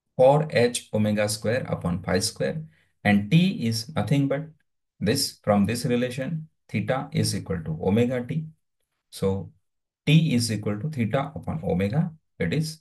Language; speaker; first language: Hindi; non-native, local second language; Gujarati